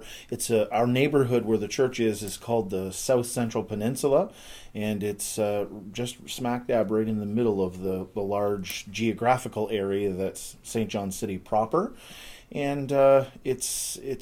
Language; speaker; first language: English; native; English